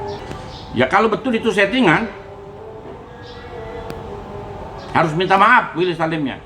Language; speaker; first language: Indonesian; native; Indonesian